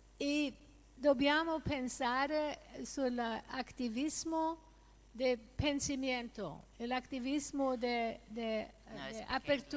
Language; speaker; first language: Italian; non-native, learner; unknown